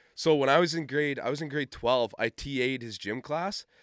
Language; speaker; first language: English; native; English